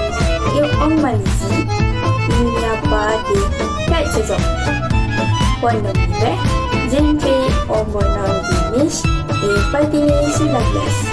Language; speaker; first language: French; non-native, learner; Malay